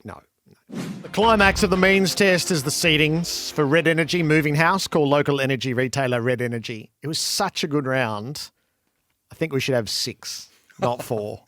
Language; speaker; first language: English; native; English